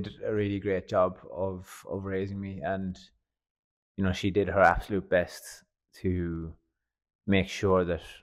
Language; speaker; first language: English; native; English